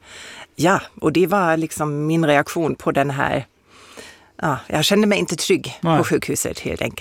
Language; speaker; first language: Swedish; non-native, fluent; German